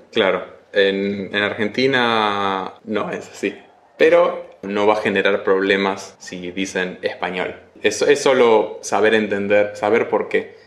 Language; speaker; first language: Spanish; native; Spanish